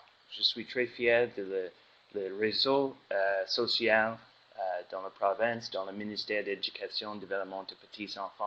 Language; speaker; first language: French; non-native, learner; English